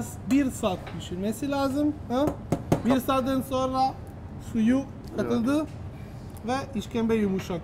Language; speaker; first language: Turkish; non-native, learner; Italian